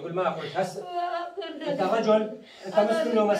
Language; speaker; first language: Arabic; non-native, local second language; Kurdish